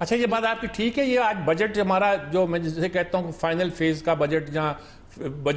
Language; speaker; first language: Urdu; native; Urdu